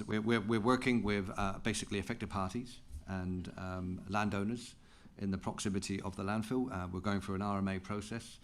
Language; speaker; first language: English; native; English